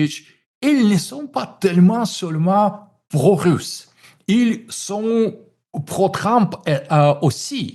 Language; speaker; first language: French; non-native, fluent; Russian